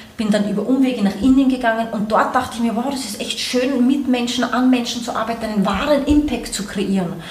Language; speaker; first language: German; native; German